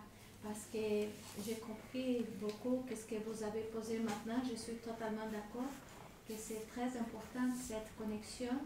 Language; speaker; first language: French; non-native, learner; Spanish